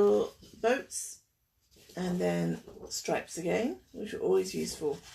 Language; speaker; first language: English; native; English